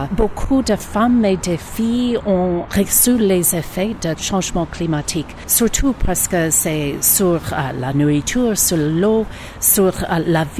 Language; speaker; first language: French; non-native, learner; English